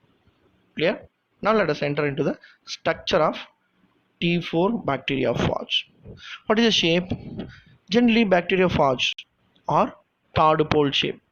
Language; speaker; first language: English; non-native, local second language; Tamil